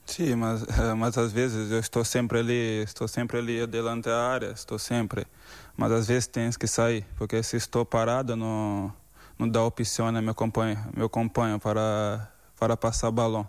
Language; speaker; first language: Spanish; non-native, learner; Portuguese